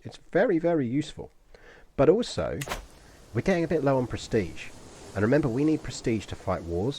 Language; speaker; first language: English; native; English